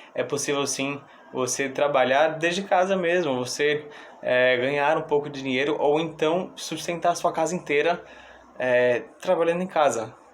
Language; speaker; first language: Portuguese; non-native, fluent; English